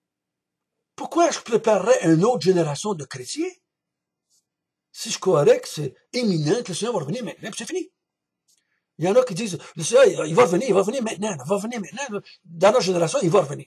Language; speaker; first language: French; native; French